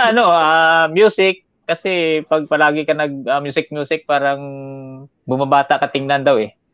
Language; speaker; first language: Filipino; non-native, local second language; Hiligaynon